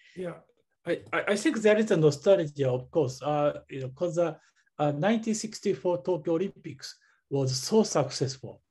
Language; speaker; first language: English; non-native, fluent; Japanese